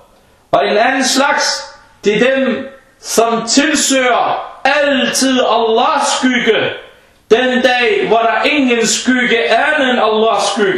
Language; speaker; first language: Danish; non-native, fluent; Arabic